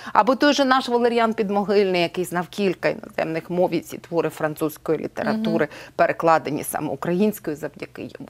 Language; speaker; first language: Ukrainian; native; Ukrainian